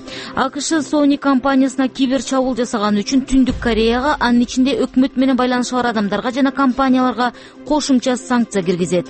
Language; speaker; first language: Kyrgyz; native; Kyrgyz